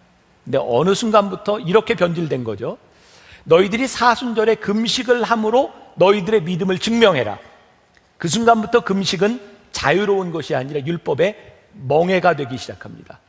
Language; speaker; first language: Korean; native; Korean